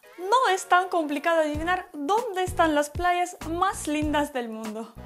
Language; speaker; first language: Spanish; non-native, fluent; Russian